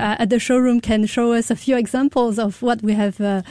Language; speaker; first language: English; non-native, fluent; French